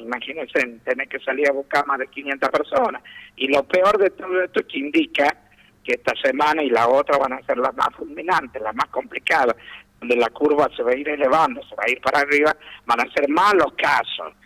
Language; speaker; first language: Spanish; native; Spanish